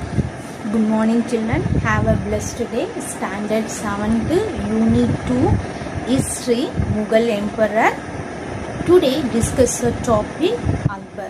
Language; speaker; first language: English; non-native, local second language; Tamil